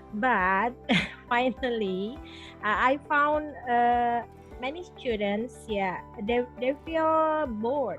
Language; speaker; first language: English; non-native, local second language; Indonesian